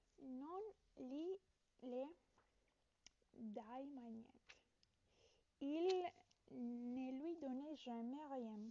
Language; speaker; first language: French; non-native, learner; Italian